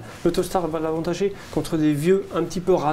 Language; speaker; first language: French; native; French